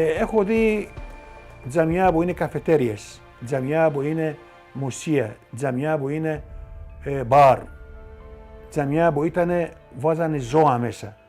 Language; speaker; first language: Greek; non-native, local second language; Turkish